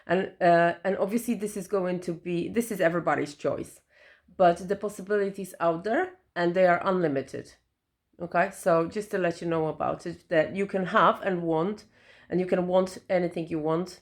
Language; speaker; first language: English; non-native, fluent; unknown